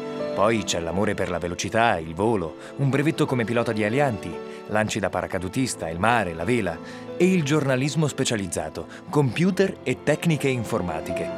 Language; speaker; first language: Italian; native; Italian